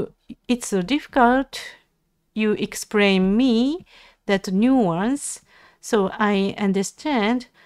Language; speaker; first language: English; non-native, learner; Japanese